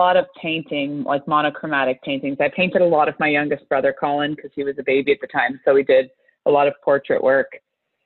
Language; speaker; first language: English; native; English